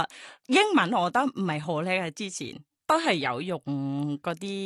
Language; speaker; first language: Cantonese; non-native, learner; Thai